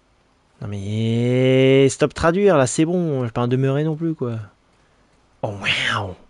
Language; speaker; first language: French; native; French